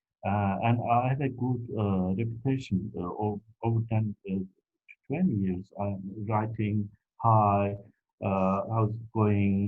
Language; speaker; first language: English; non-native, fluent; Turkish